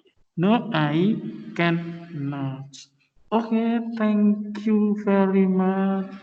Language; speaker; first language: English; non-native, fluent; Indonesian